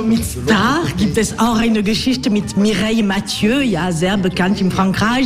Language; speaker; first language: German; non-native, fluent; French